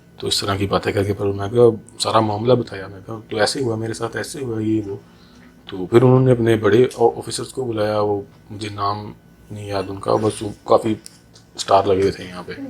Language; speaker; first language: Urdu; non-native, local second language; Punjabi